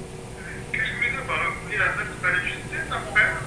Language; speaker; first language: French; native; French